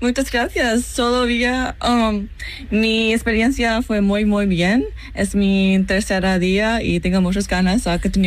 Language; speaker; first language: Spanish; non-native, learner; English